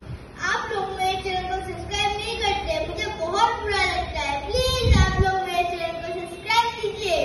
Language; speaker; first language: Hindi; non-native, local second language; Assamese